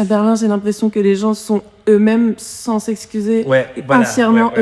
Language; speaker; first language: French; native; French